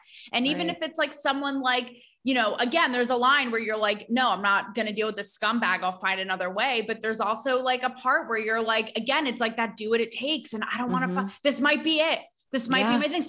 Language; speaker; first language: English; native; English